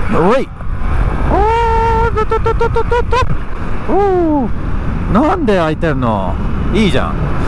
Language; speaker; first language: Japanese; non-native, fluent; English